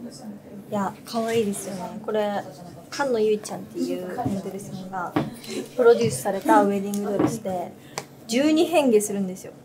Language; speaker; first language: Japanese; native; Japanese